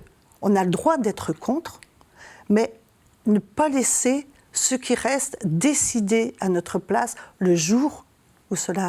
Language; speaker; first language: French; native; French